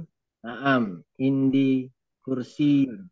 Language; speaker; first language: Arabic; non-native, learner; Indonesian